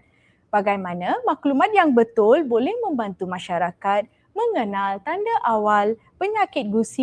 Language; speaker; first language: Malay; native; Malay